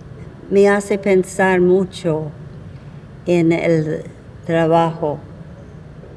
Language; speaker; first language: Spanish; non-native, fluent; English